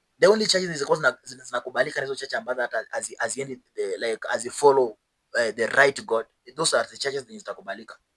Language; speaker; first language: Swahili; native; Swahili